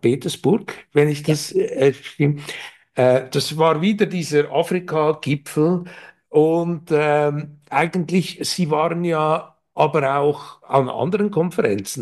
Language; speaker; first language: German; native; German